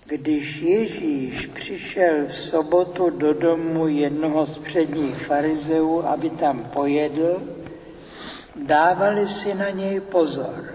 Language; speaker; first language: Czech; native; Czech